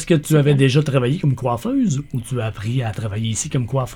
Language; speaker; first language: French; native; French